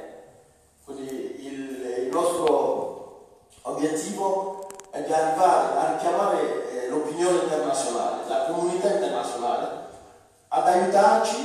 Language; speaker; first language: Italian; non-native, fluent; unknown